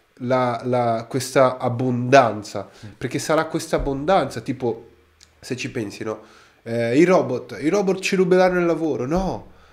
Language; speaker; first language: Italian; native; Italian